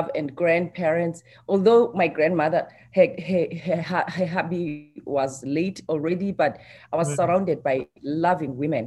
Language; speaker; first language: English; non-native, local second language; Xhosa